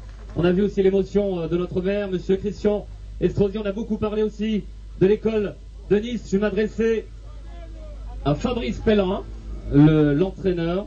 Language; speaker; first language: French; native; French